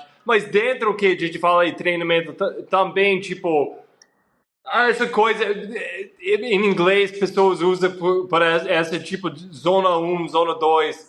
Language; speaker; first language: Portuguese; non-native, fluent; English